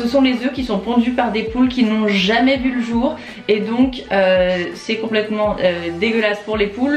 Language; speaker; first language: French; native; French